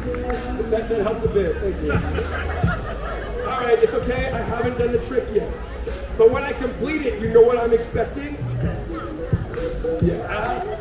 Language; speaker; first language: English; native; English